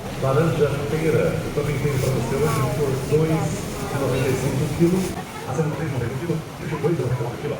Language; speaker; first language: Portuguese; native; Portuguese